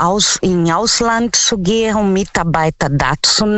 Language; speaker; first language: German; non-native, learner; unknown